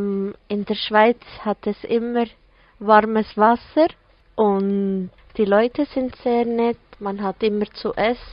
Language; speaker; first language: German; non-native, fluent; Serbian